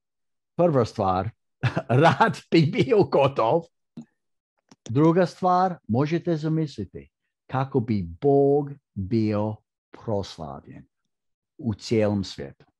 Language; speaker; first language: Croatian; early bilingual, heritage; Croatian